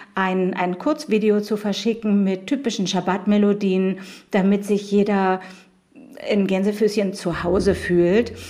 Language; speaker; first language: German; native; German